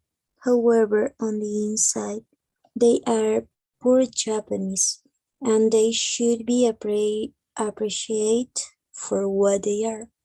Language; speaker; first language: English; non-native, learner; Spanish